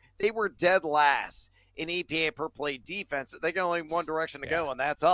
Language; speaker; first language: English; native; English